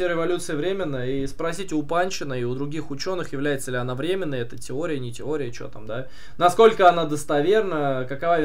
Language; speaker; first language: Russian; native; Russian